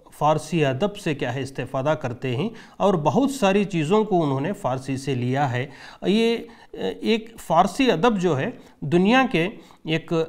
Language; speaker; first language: Urdu; native; Urdu